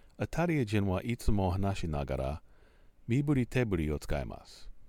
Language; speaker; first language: Japanese; non-native, learner; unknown